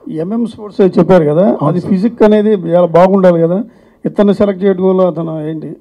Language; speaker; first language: Telugu; native; Telugu